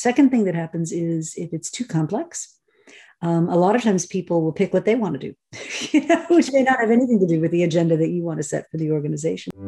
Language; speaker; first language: English; native; English